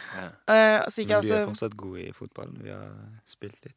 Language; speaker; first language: Norwegian; non-native, fluent; Persian